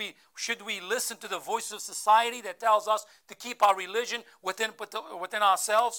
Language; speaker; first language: English; non-native, fluent; Portuguese